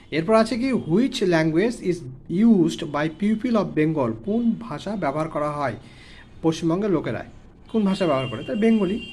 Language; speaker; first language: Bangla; native; Bangla